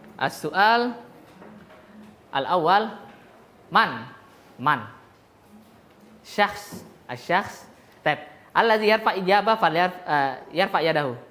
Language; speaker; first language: Arabic; non-native, fluent; Indonesian